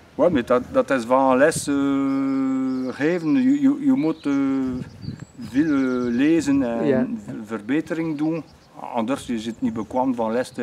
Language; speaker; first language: Dutch; non-native, local second language; French